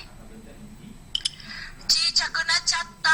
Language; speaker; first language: Japanese; non-native, learner; Indonesian